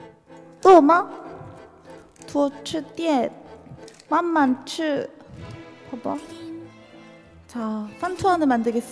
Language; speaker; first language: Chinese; non-native, fluent; Korean